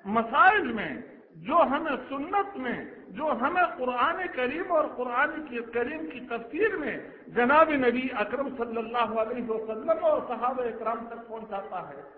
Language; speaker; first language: Urdu; non-native, local second language; Pashto